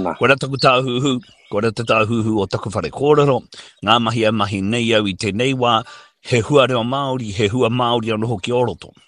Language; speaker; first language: Māori; non-native, local second language; English